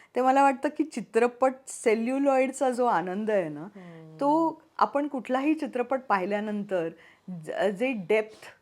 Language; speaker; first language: Marathi; native; Marathi